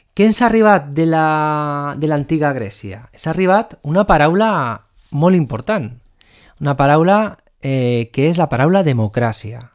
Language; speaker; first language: Catalan; non-native, local second language; Spanish